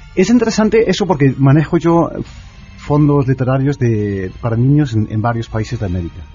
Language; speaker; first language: Spanish; non-native, fluent; English